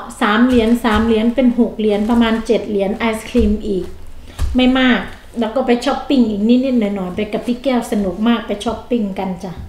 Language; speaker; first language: Thai; non-native, local second language; Northeastern Thai